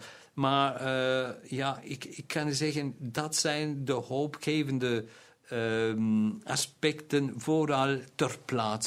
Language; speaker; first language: Dutch; non-native, local second language; German